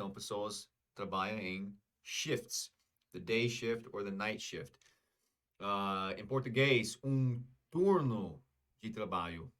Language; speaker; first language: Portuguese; non-native, fluent; English